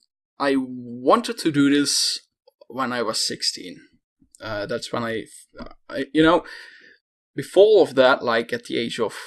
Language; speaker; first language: English; non-native, fluent; Dutch